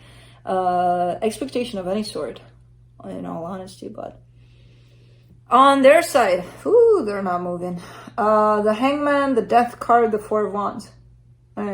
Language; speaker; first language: English; native; English